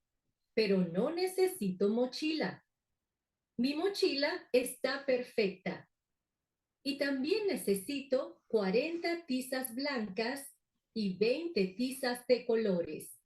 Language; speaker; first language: Spanish; non-native, learner; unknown